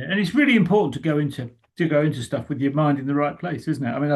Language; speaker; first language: English; native; English